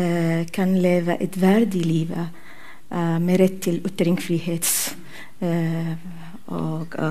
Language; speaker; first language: Norwegian; non-native, fluent; Arabic